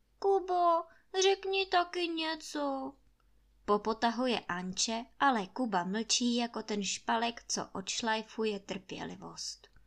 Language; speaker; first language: Czech; native; Czech